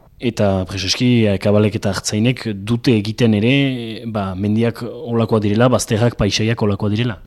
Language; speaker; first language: Basque; native; Basque